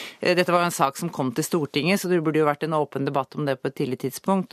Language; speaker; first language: Norwegian; native; Norwegian